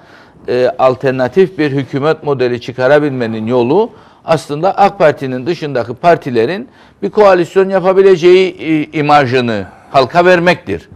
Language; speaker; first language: Turkish; native; Turkish